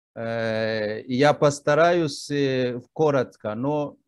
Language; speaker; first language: Russian; non-native, fluent; Kinyarwanda